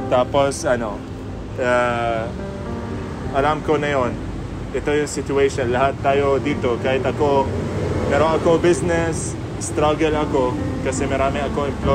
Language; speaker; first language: Filipino; non-native, learner; Arabic